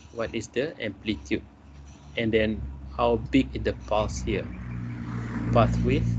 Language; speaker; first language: English; non-native, local second language; Malay